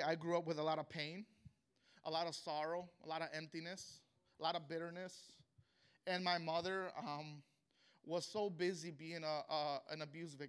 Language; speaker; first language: English; native; English